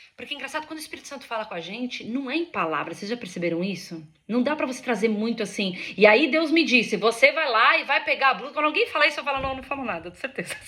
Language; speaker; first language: Portuguese; native; Portuguese